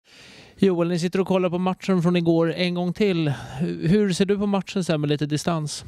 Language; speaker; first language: Swedish; native; Swedish